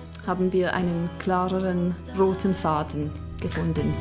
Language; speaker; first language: German; non-native, local second language; English